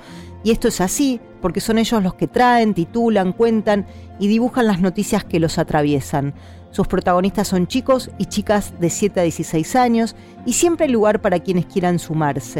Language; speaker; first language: Spanish; native; Spanish